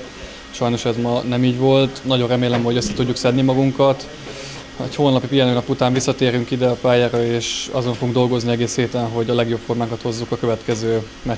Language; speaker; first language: Hungarian; native; Hungarian